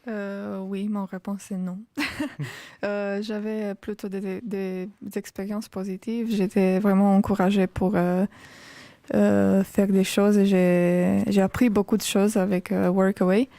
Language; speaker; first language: French; non-native, fluent; Romanian